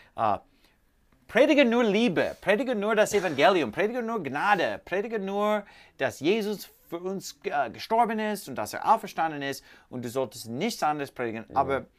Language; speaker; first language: German; non-native, learner; English